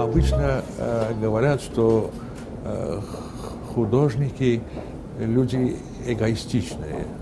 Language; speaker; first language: Russian; non-native, fluent; Armenian